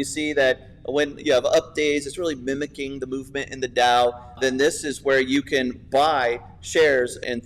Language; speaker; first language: English; native; English